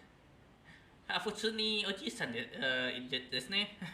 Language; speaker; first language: Japanese; non-native, learner; Indonesian